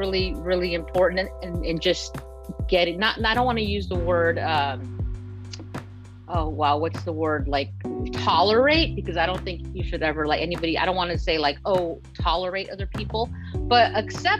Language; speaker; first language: English; early bilingual, other home language; Spanish